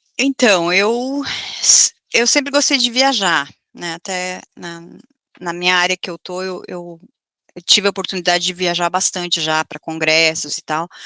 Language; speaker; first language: Portuguese; native; Portuguese